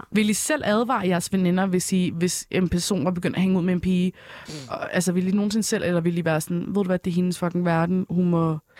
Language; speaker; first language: Danish; early bilingual, other home language; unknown